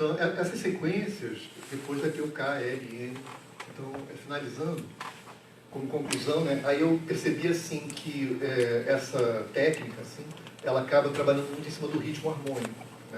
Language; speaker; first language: Portuguese; native; Portuguese